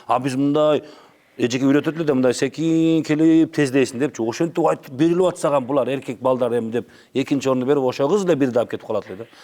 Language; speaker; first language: Kyrgyz; non-native, local second language; Uzbek